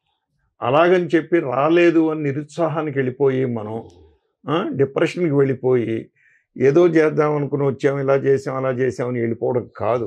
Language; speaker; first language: Telugu; native; Telugu